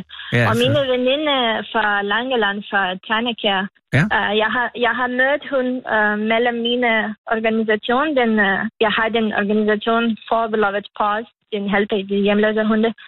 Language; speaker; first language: Danish; non-native, learner; Lithuanian